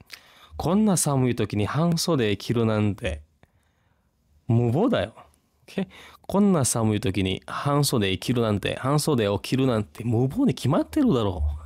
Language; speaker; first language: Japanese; non-native, fluent; Indonesian